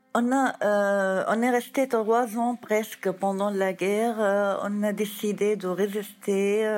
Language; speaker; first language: French; non-native, fluent; Arabic